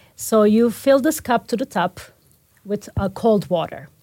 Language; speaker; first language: English; non-native, fluent; Turkish